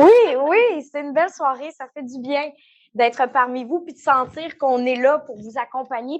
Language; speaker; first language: French; native; French